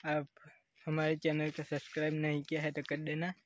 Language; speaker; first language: Hindi; non-native, local second language; Gujarati